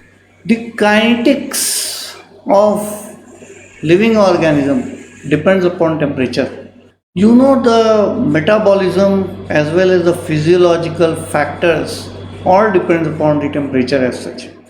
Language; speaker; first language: English; non-native, local second language; Hindi